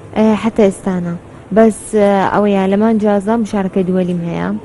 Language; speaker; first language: Central Kurdish; non-native, local second language; Arabic